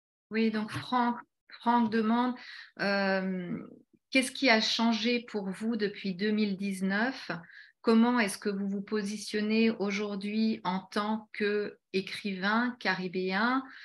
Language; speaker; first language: French; native; French